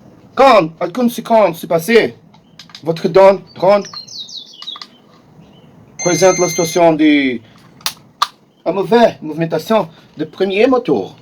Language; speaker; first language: French; non-native, learner; Portuguese